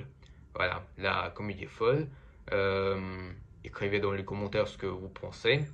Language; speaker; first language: French; non-native, fluent; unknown